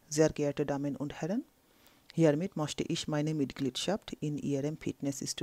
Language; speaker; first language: German; non-native, local second language; Bangla